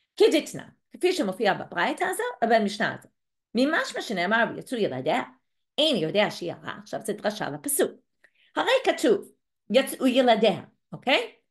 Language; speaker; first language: Hebrew; non-native, fluent; English